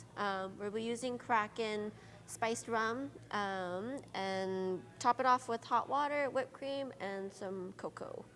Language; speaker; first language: English; native; English